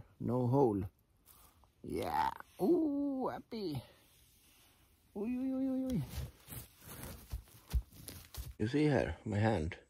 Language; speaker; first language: English; non-native, learner; Swedish